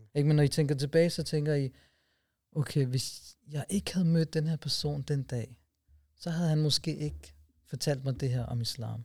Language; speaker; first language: Danish; early bilingual, other home language; Urdu